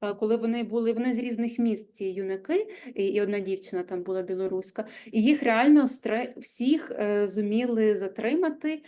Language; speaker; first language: Ukrainian; native; Ukrainian